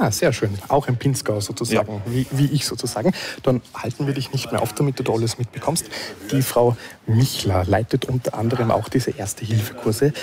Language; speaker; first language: German; native; German